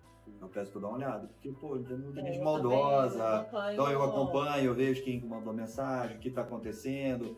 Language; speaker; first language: Portuguese; native; Portuguese